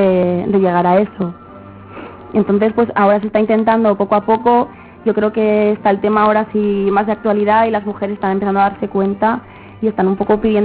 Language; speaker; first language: Spanish; native; Spanish